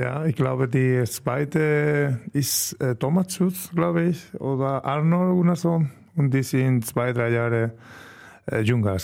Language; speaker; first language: German; non-native, learner; Spanish